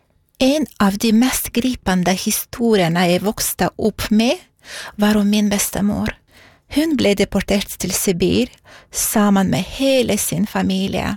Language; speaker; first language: Norwegian; non-native, fluent; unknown